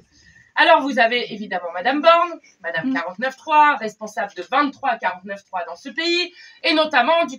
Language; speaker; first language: French; native; French